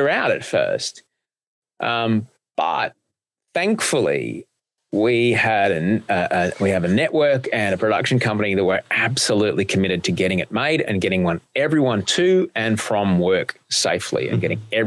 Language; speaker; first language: English; native; English